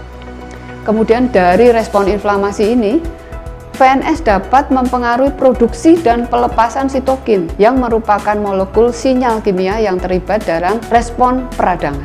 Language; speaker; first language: Indonesian; native; Indonesian